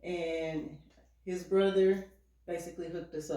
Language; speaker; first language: English; native; English